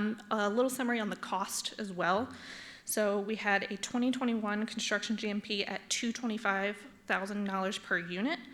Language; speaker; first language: English; native; English